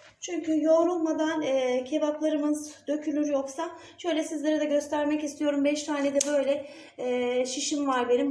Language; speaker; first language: Turkish; native; Turkish